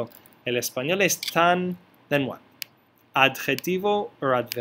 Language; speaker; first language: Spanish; non-native, fluent; English